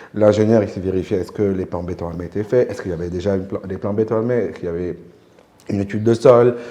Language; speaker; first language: French; non-native, local second language; Wolof